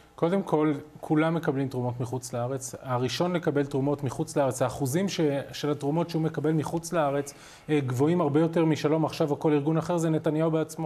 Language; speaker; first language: Hebrew; native; Hebrew